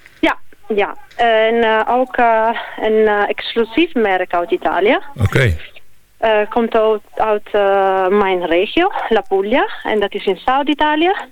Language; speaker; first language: Dutch; non-native, learner; Italian